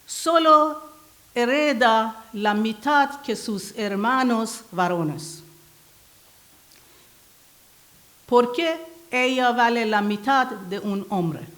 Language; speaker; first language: Spanish; non-native, learner; Persian